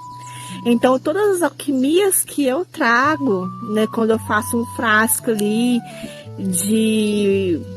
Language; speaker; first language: Portuguese; native; Portuguese